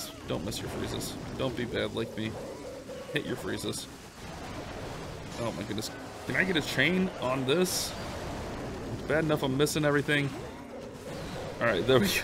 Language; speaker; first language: English; native; English